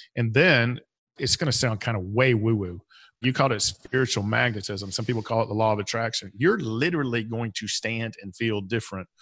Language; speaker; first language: English; native; English